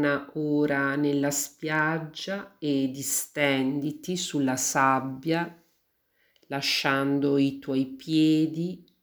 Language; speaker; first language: Italian; native; Italian